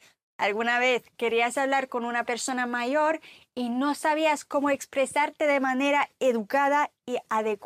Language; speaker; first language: Spanish; non-native, fluent; German